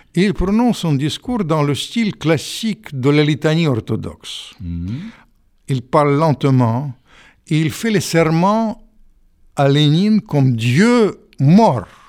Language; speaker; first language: French; non-native, fluent; Russian